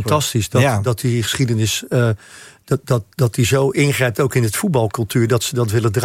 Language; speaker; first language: Dutch; native; Dutch